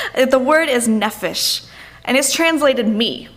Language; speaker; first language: English; native; English